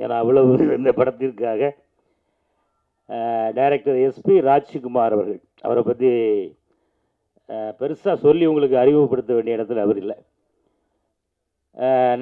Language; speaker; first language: Tamil; native; Tamil